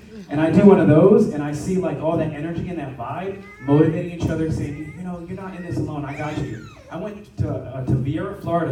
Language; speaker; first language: English; native; English